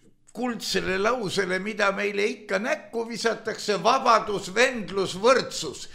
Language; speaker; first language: Estonian; native; Estonian